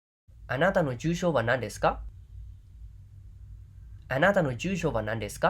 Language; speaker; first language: Japanese; non-native, fluent; Khmer